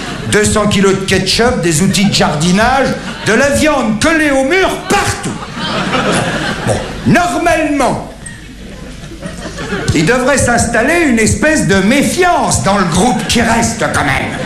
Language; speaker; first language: French; native; French